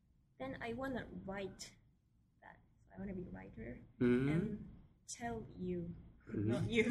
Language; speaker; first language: English; non-native, learner; Japanese